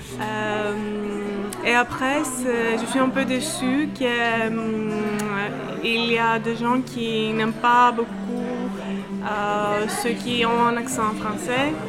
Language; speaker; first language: French; non-native, fluent; Greek